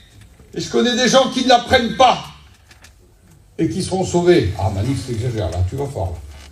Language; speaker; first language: French; native; French